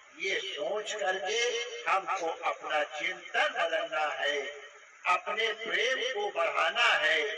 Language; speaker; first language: Hindi; native; Hindi